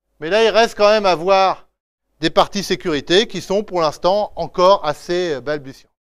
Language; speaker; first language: French; native; French